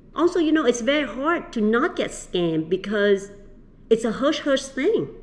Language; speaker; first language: English; early bilingual, other home language; Vietnamese